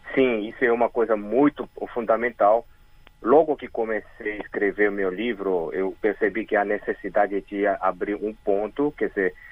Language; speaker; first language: Portuguese; early bilingual, other home language; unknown